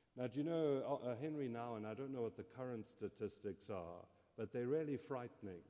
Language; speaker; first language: English; native; English